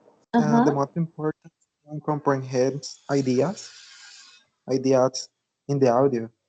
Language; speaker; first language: English; non-native, learner; Spanish